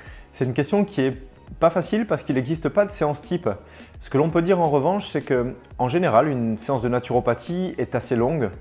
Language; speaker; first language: French; native; French